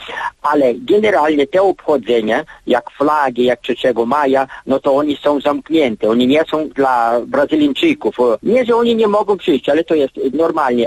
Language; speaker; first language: Polish; early bilingual, heritage; Polish